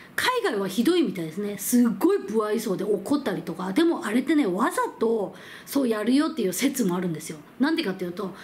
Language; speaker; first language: Japanese; non-native, fluent; Korean